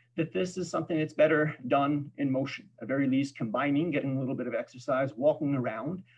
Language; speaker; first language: English; native; English